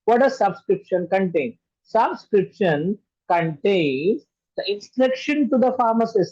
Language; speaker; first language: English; non-native, local second language; Telugu